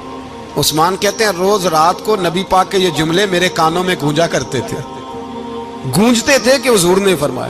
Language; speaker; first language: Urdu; non-native, local second language; Punjabi